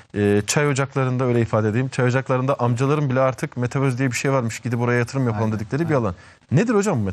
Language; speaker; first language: Turkish; native; Turkish